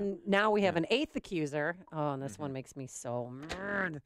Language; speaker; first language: English; native; English